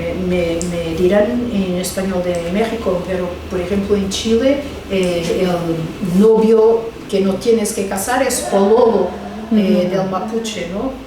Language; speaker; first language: Spanish; non-native, fluent; Portuguese